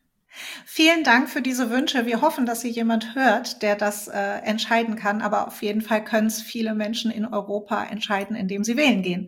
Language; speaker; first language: German; native; German